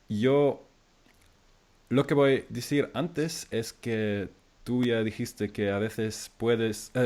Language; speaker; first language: Spanish; non-native, fluent; German